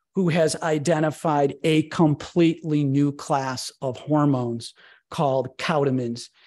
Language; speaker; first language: English; native; English